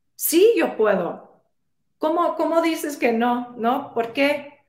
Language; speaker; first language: Spanish; early bilingual, heritage; Spanish